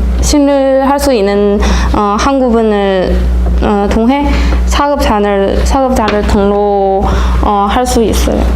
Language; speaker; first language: Korean; non-native, learner; Chinese